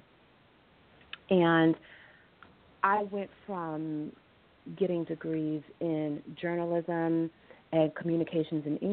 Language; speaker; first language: English; native; English